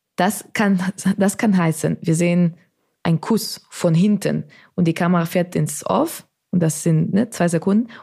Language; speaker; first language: German; non-native, fluent; Spanish